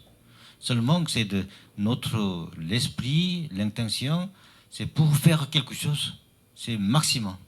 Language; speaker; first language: French; non-native, learner; Chinese